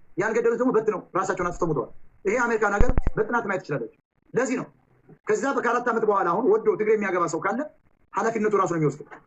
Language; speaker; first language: Amharic; native; Amharic